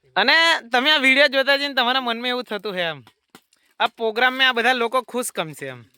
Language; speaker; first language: Gujarati; non-native, local second language; Rathawi